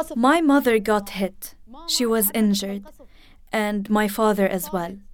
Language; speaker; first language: English; early bilingual, other home language; Arabic